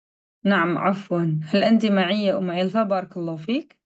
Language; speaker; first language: Arabic; non-native, fluent; Indonesian